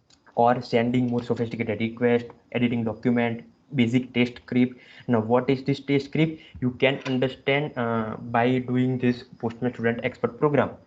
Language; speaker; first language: English; non-native, local second language; Gujarati